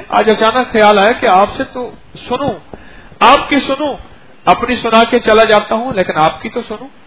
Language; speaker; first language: Urdu; native; Urdu